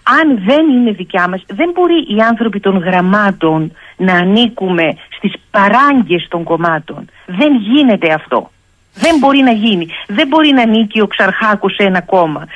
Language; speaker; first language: Greek; native; Greek